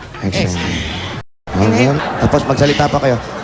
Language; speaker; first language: Filipino; native; Filipino